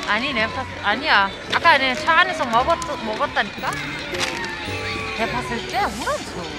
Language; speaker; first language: Korean; non-native, learner; German